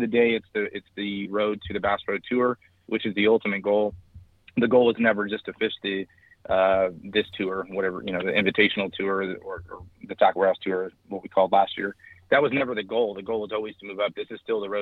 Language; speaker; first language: English; native; English